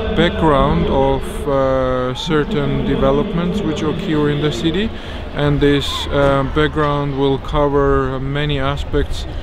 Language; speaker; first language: English; non-native, fluent; Georgian